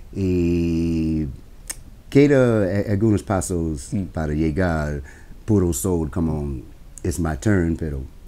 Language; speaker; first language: Spanish; non-native, learner; English